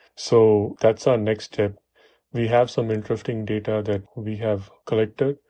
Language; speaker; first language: English; non-native, local second language; Tamil